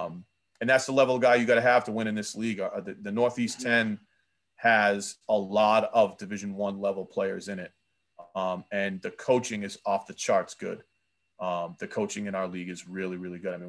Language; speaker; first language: English; native; English